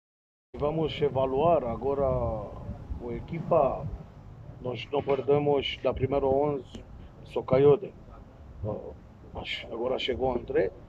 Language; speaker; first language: Portuguese; non-native, learner; Romanian